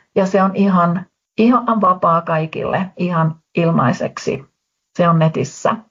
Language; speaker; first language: Finnish; native; Finnish